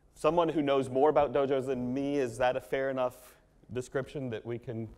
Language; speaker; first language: English; native; English